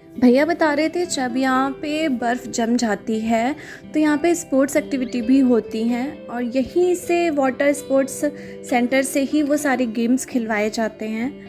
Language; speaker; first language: Hindi; native; Hindi